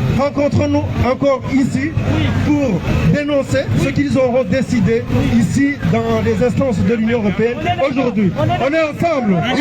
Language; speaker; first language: French; non-native, local second language; Kinyarwanda